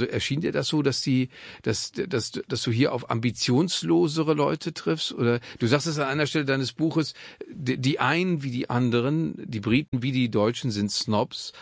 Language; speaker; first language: German; native; German